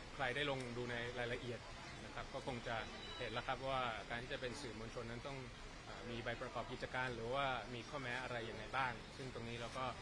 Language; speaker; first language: Thai; native; Thai